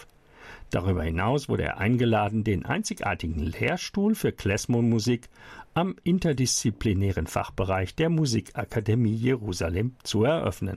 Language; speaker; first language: German; native; German